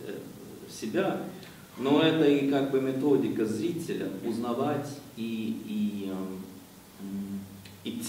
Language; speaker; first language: Russian; non-native, fluent; Swedish